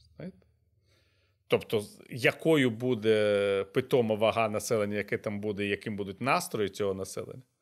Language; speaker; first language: Ukrainian; native; Ukrainian